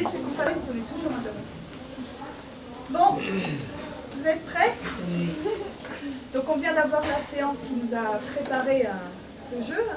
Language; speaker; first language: French; native; French